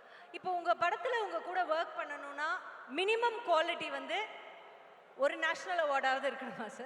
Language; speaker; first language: Tamil; native; Tamil